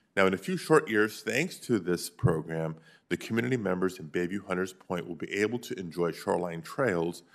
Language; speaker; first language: English; native; English